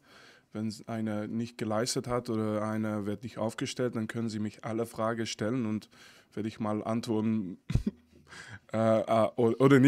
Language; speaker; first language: German; non-native, fluent; French